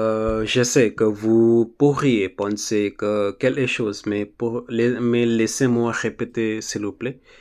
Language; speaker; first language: French; non-native, learner; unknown